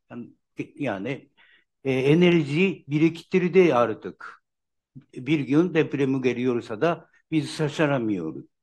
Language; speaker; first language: Turkish; non-native, learner; Japanese